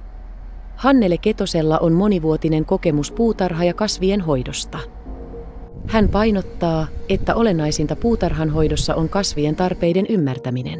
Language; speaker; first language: Finnish; native; Finnish